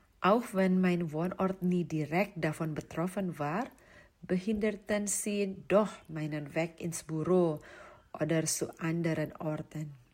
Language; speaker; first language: German; non-native, fluent; Indonesian